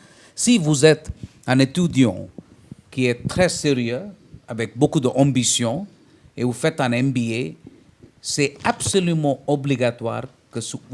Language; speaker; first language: French; non-native, fluent; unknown